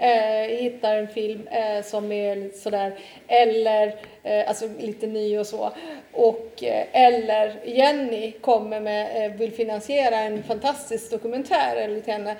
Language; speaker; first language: Swedish; non-native, fluent; Italian